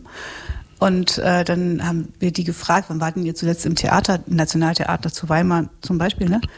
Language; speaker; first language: German; native; German